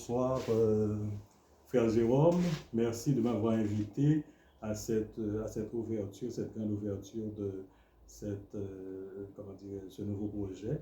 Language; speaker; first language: French; non-native, local second language; Haitian Creole